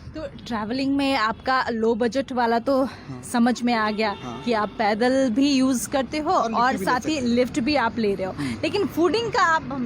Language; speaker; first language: Hindi; native; Hindi